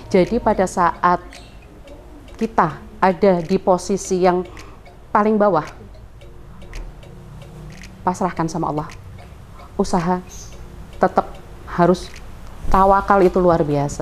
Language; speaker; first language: Indonesian; native; Indonesian